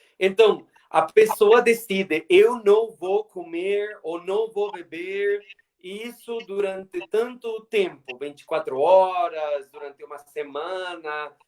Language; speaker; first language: Portuguese; non-native, fluent; Spanish